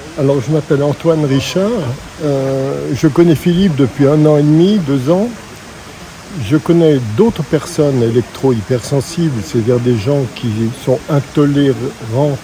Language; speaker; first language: French; native; French